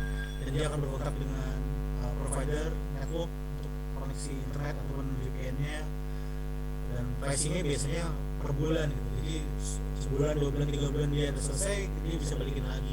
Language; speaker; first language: Indonesian; native; Indonesian